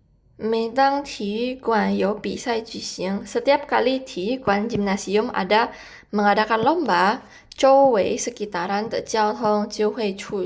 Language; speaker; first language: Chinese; non-native, fluent; Indonesian